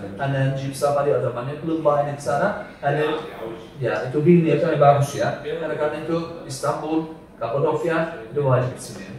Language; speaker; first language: Indonesian; non-native, learner; Turkish